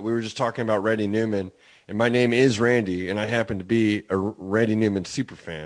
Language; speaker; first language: English; native; English